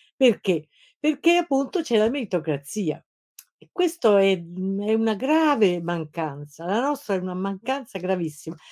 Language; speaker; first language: Italian; native; Italian